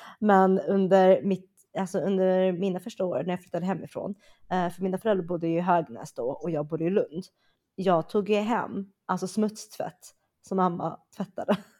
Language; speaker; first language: Swedish; early bilingual, other home language; Chinese